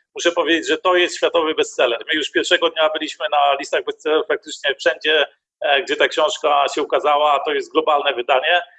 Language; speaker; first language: Polish; early bilingual, heritage; Polish